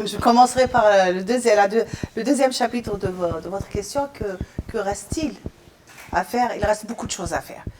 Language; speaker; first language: French; non-native, local second language; Arabic